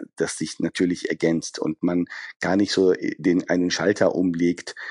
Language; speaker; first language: German; early bilingual, other home language; Persian